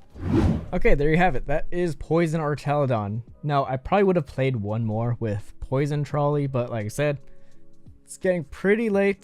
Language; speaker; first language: English; native; English